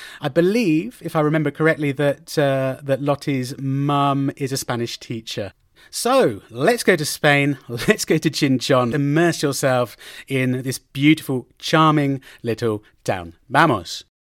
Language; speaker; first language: English; native; English